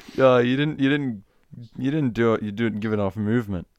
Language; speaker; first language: English; native; English